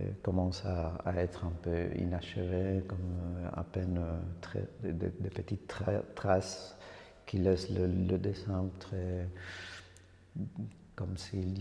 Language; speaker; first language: French; non-native, fluent; Spanish